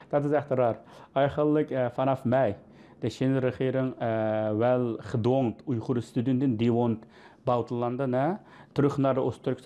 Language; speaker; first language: Dutch; non-native, learner; Uyghur